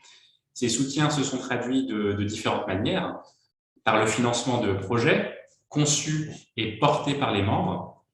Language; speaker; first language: French; native; French